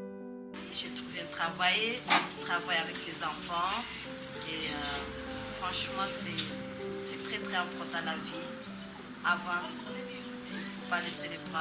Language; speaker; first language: French; non-native, learner; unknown